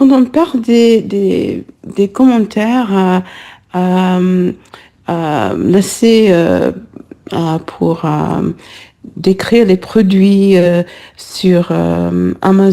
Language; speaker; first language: French; non-native, learner; English